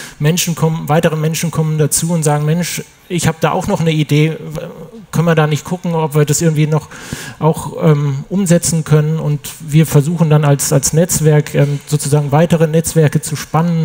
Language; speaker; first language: German; native; German